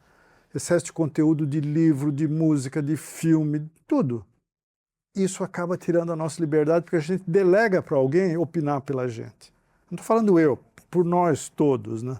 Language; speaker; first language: Portuguese; native; Portuguese